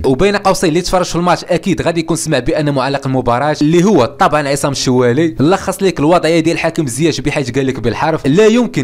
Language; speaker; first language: Arabic; native; Arabic